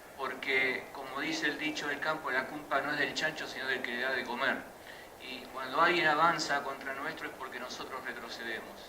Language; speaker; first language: Spanish; native; Spanish